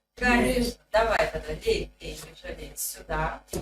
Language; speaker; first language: Russian; native; Russian